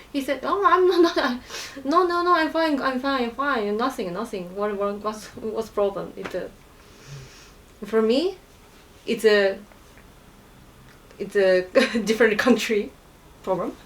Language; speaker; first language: English; non-native, learner; Japanese